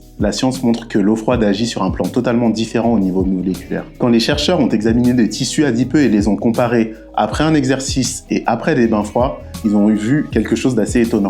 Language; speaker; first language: French; native; French